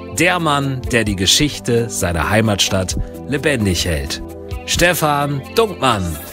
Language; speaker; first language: German; native; German